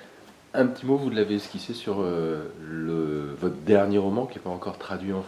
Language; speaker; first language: French; native; French